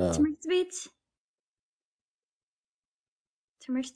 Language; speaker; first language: Amharic; non-native, learner; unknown